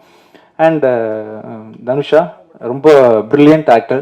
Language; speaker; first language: Tamil; native; Tamil